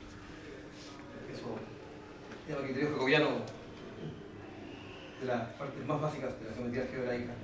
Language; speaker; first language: Spanish; native; Spanish